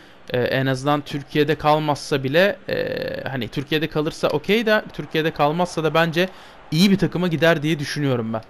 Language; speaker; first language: Turkish; native; Turkish